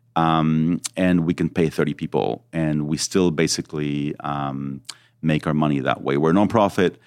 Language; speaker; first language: English; early bilingual, other home language; Hebrew